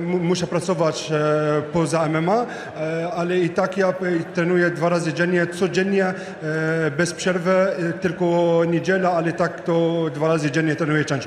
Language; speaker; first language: Polish; non-native, learner; French